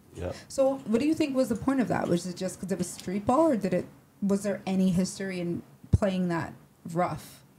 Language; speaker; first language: English; native; English